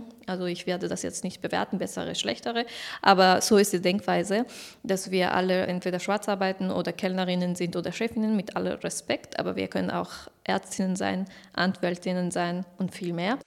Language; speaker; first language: German; non-native, fluent; Persian